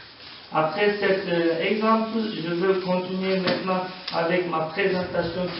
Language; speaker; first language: French; non-native, learner; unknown